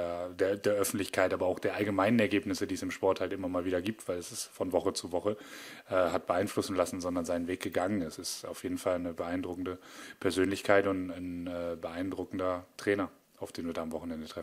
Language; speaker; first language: German; native; German